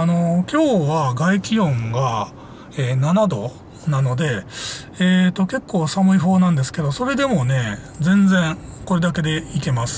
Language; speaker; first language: Japanese; native; Japanese